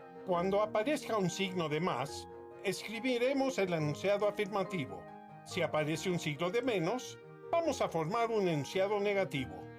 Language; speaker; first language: Spanish; native; Spanish